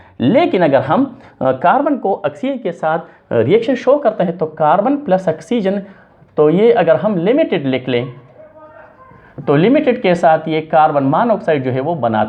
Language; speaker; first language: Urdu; non-native, local second language; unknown